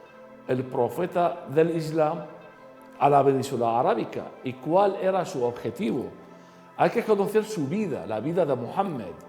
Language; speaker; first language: Spanish; non-native, fluent; Arabic